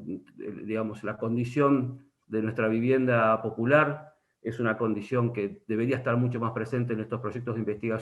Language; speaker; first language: Spanish; native; Spanish